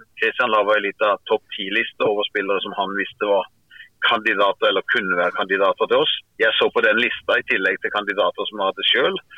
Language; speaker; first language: Norwegian; native; Norwegian